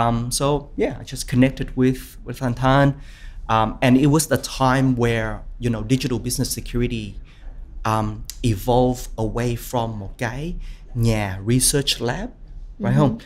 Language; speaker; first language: English; early bilingual, other home language; Vietnamese